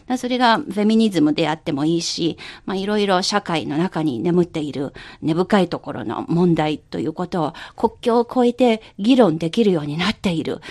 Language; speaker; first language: Japanese; non-native, local second language; Chinese